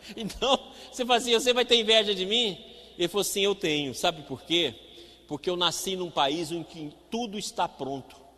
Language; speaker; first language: Portuguese; native; Portuguese